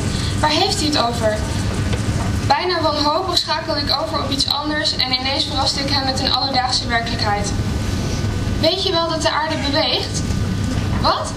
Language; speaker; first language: Dutch; early bilingual, other home language; Persian